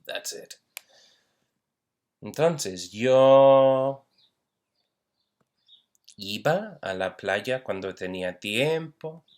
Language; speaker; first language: Spanish; non-native, fluent; English